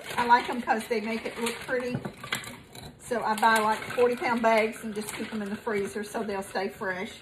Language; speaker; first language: English; native; English